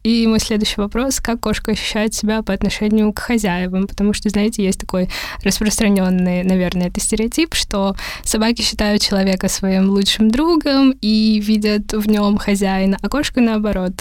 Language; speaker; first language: Russian; native; Russian